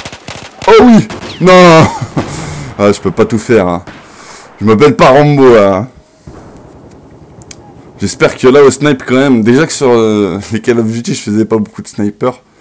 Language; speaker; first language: French; native; French